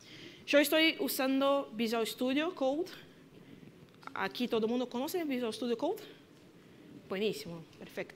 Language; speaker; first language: Spanish; non-native, fluent; Portuguese